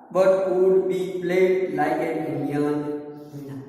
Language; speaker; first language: English; non-native, local second language; Gujarati